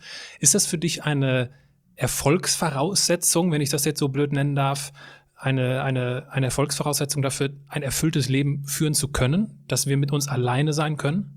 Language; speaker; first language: German; native; German